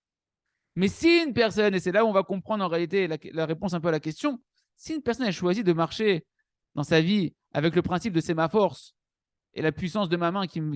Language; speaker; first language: French; native; French